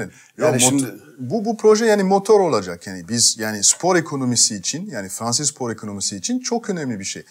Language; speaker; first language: Turkish; non-native, fluent; French